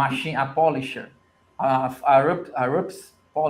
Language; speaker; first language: English; non-native, learner; Portuguese